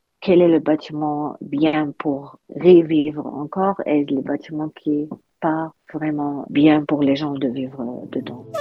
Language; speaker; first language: French; non-native, learner; Arabic